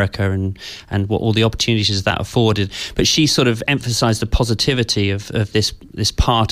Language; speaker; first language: English; native; English